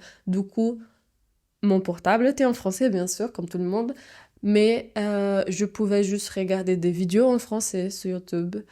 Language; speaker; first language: French; non-native, fluent; Portuguese